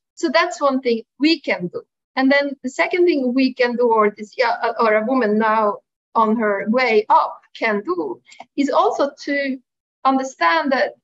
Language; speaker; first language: English; non-native, fluent; Norwegian